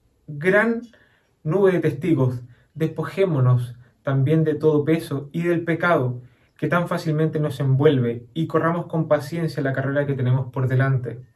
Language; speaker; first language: Spanish; native; Spanish